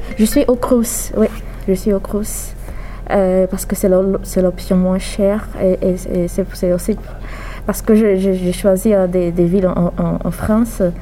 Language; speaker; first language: French; non-native, fluent; Portuguese